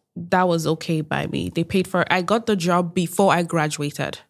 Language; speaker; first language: English; non-native, local second language; Igbo